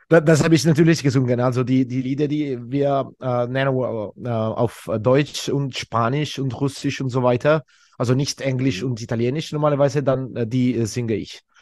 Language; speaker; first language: German; non-native, fluent; Italian